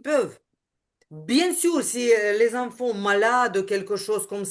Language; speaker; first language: French; non-native, learner; Ukrainian